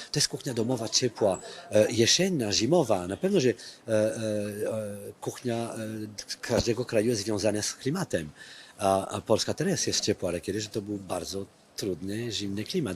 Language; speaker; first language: Polish; non-native, fluent; French